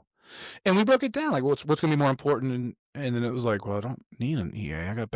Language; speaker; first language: English; native; English